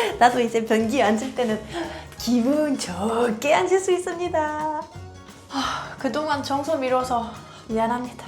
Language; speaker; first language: Korean; non-native, fluent; German